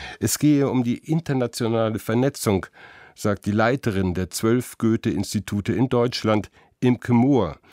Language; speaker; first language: German; native; German